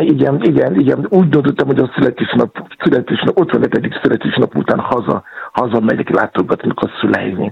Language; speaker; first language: Hungarian; non-native, fluent; Yoruba